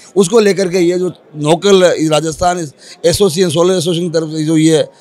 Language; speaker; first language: Hindi; native; Hindi